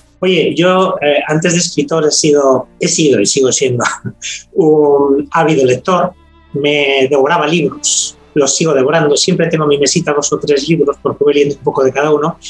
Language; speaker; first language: Spanish; native; Spanish